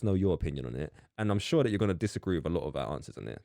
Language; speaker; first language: English; native; English